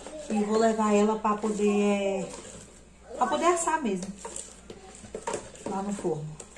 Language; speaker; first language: Portuguese; native; Portuguese